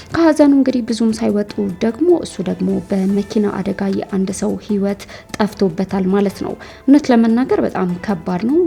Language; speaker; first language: Amharic; native; Amharic